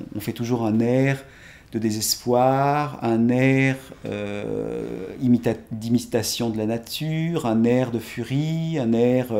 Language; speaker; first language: French; native; French